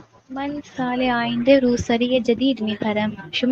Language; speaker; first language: Persian; non-native, learner; Urdu